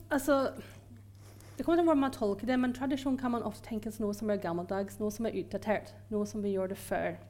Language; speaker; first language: Norwegian; non-native, fluent; English